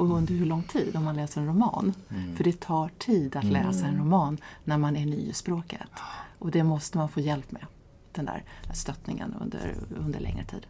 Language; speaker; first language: Swedish; native; Swedish